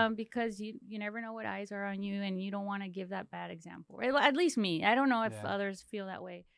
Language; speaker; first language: English; early bilingual, other home language; Spanish